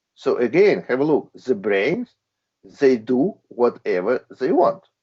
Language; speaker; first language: English; non-native, fluent; Latvian